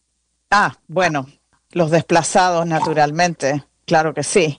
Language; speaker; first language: Spanish; native; Spanish